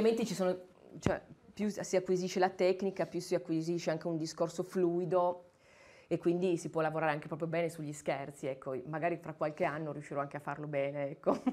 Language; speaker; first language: Italian; native; Italian